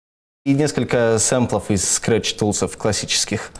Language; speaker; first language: Russian; native; Russian